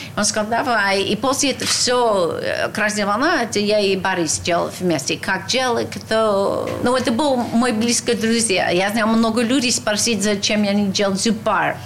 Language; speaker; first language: Russian; non-native, learner; English